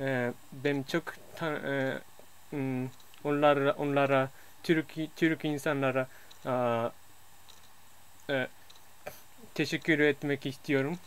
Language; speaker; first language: Turkish; non-native, learner; Japanese